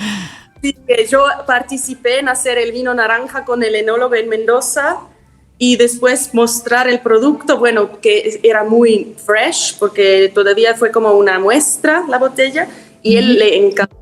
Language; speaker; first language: Spanish; non-native, fluent; German